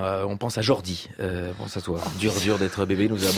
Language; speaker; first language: French; native; French